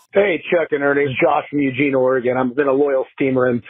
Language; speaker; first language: English; native; English